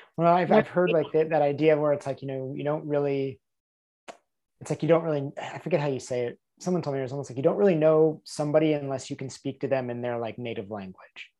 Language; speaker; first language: English; native; English